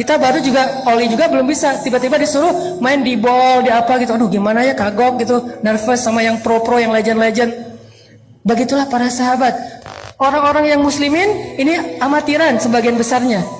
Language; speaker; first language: Indonesian; native; Indonesian